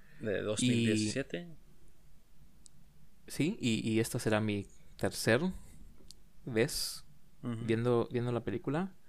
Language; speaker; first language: Spanish; non-native, learner; English